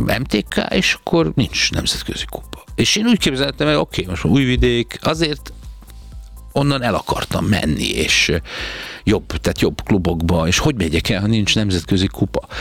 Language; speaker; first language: Hungarian; native; Hungarian